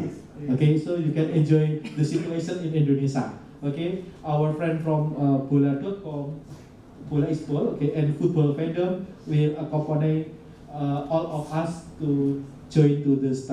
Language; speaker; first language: English; non-native, learner; Indonesian